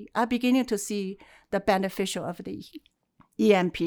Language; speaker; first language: English; non-native, fluent; Chinese